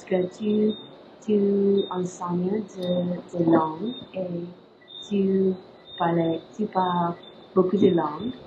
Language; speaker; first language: French; non-native, learner; English